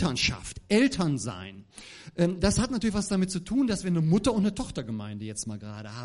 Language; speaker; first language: German; native; German